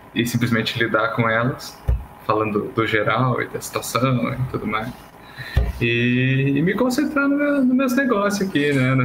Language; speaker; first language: Portuguese; native; Portuguese